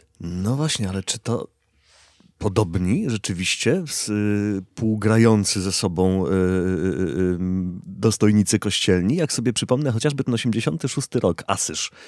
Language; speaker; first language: Polish; native; Polish